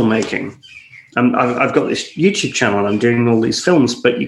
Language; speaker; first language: English; native; English